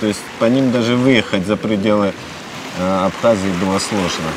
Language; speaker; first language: Russian; non-native, local second language; Abkhazian